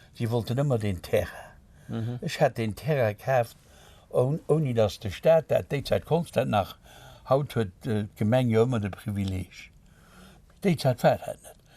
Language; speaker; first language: Luxembourgish; native; Luxembourgish